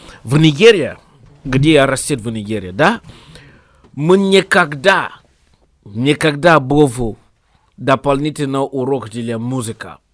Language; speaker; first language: Russian; non-native, learner; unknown